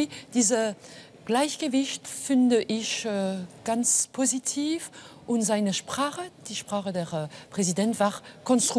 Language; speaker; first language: German; non-native, fluent; French